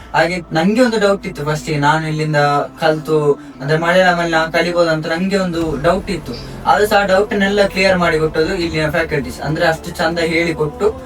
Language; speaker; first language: Kannada; native; Kannada